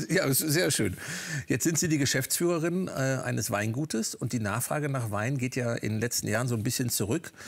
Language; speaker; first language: German; native; German